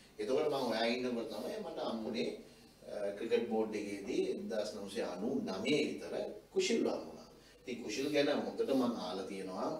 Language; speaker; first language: Sinhala; non-native, local second language; Tamil